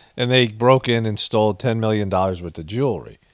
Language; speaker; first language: English; native; English